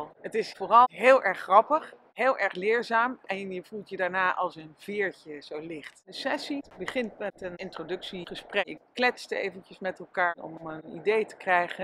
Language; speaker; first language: Dutch; native; Dutch